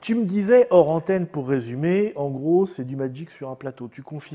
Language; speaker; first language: French; native; French